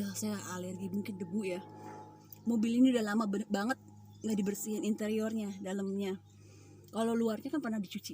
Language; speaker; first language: Indonesian; native; Indonesian